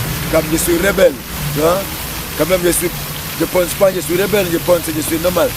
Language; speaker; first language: French; non-native, learner; English